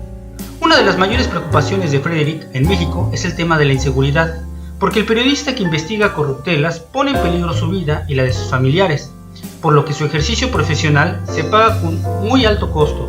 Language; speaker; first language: Spanish; native; Spanish